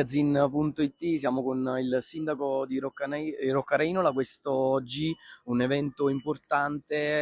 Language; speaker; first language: Italian; native; Italian